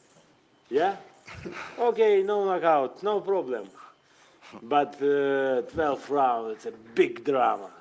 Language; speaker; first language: English; non-native, learner; Ukrainian